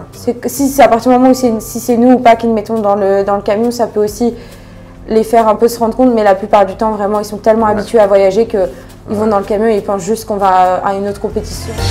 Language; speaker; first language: French; native; French